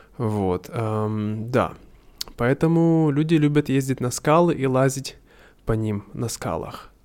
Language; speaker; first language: Russian; native; Russian